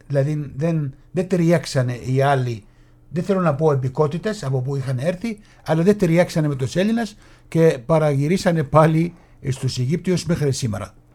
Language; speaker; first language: Greek; non-native, fluent; Arabic